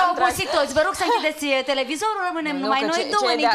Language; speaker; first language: Romanian; native; Romanian